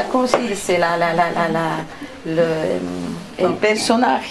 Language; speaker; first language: Spanish; non-native, fluent; Russian